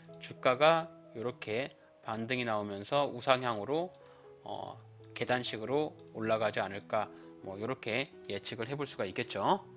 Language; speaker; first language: Korean; native; Korean